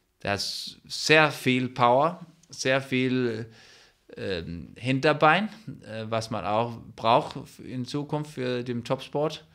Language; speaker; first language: German; non-native, fluent; Danish